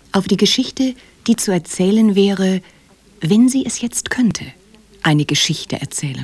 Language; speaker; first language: German; native; German